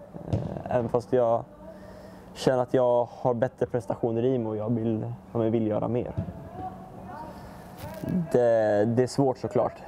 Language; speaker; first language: Swedish; native; Swedish